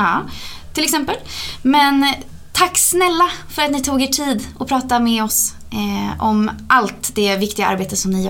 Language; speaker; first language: Swedish; native; Swedish